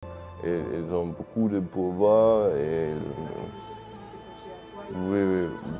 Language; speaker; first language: French; non-native, fluent; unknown